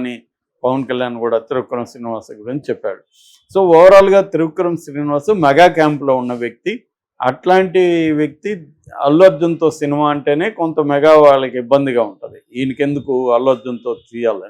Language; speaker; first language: Telugu; native; Telugu